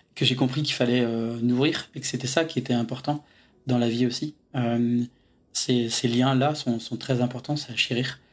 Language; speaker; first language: French; native; French